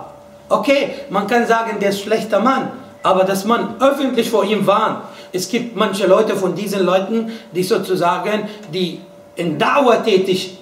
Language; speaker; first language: German; non-native, fluent; Arabic